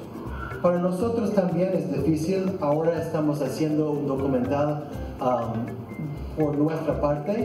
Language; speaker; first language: Spanish; non-native, fluent; English